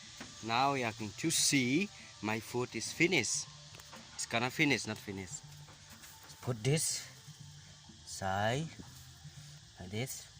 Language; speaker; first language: English; non-native, learner; Lao